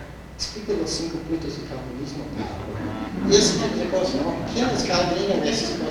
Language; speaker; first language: Spanish; non-native, fluent; English